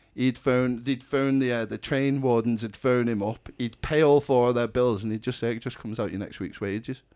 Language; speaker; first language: English; native; English